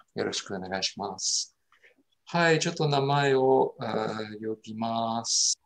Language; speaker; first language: Japanese; non-native, fluent; French